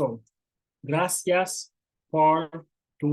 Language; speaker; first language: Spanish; non-native, learner; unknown